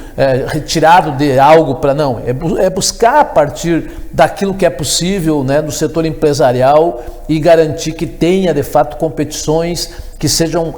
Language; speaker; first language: Portuguese; native; Portuguese